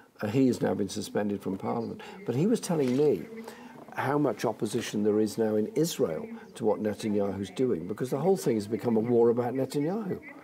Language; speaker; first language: English; native; English